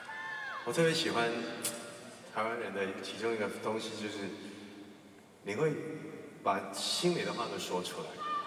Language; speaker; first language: Chinese; non-native, local second language; Cantonese